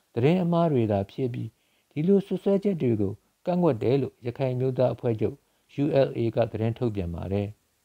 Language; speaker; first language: Burmese; native; Burmese